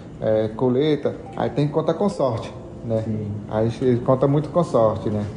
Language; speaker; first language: Portuguese; non-native, local second language; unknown